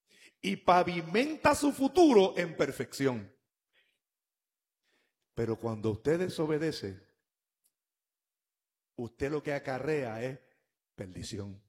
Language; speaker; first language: Spanish; native; Spanish